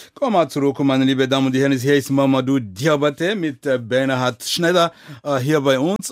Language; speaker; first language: German; non-native, fluent; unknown